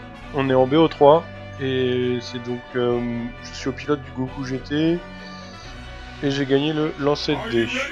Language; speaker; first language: French; native; French